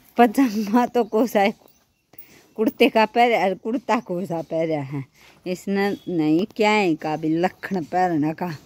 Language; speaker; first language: Hindi; native; Hindi